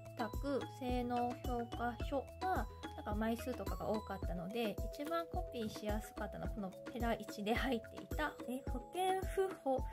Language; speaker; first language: Japanese; native; Japanese